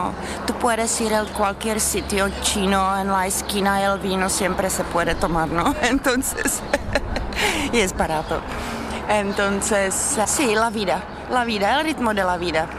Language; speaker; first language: Spanish; non-native, learner; Czech